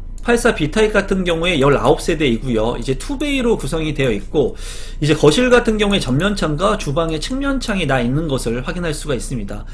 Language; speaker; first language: Korean; native; Korean